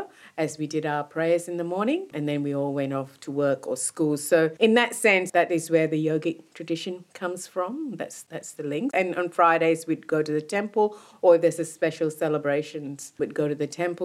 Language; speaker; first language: English; non-native, local second language; Tamil